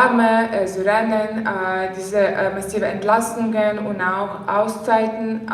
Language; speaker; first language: German; non-native, fluent; Ukrainian